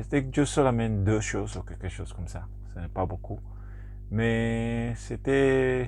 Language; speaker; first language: French; non-native, learner; Spanish